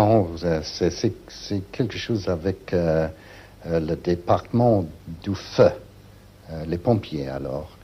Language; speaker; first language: French; non-native, learner; English